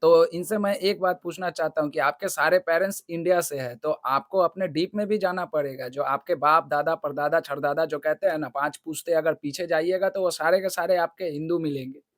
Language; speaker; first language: Hindi; non-native, local second language; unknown